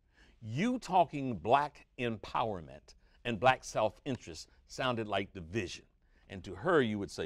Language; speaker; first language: English; native; English